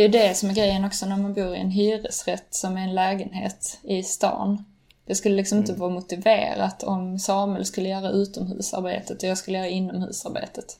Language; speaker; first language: Swedish; native; Swedish